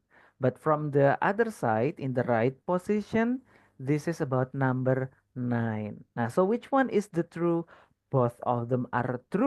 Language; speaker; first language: English; non-native, fluent; Indonesian